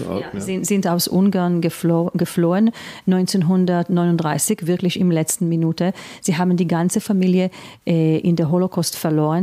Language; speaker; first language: German; non-native, fluent; Hebrew